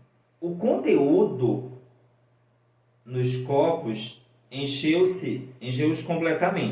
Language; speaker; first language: Portuguese; native; Portuguese